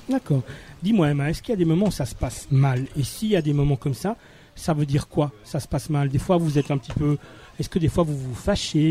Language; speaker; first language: French; native; French